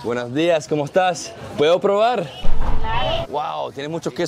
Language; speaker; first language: Spanish; early bilingual, heritage; Spanish